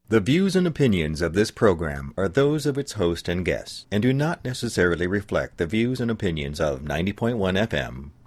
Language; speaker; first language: English; early bilingual, other home language; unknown